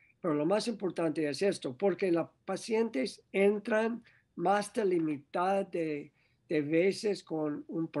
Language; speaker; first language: Spanish; non-native, learner; English